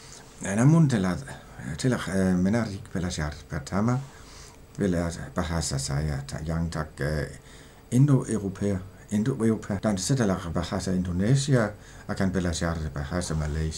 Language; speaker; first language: Indonesian; non-native, learner; Danish